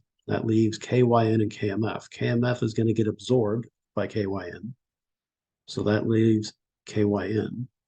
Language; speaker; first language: English; native; English